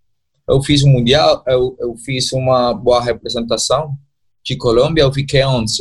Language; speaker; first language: Portuguese; non-native, learner; Spanish